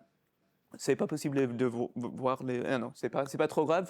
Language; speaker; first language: French; non-native, fluent; English